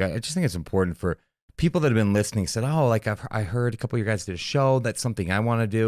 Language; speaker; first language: English; native; English